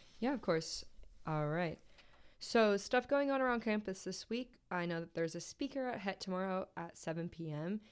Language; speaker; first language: English; native; English